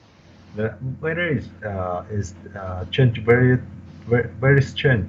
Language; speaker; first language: English; non-native, learner; Chinese